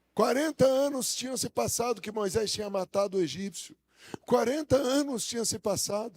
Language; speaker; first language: Portuguese; native; Portuguese